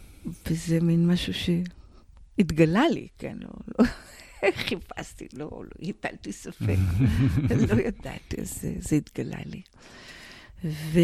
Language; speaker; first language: Hebrew; non-native, fluent; English